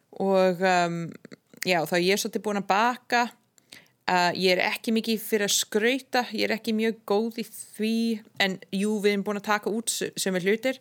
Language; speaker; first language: Icelandic; non-native, fluent; English